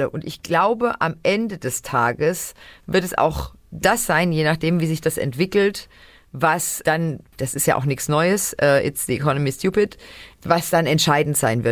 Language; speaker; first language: German; native; German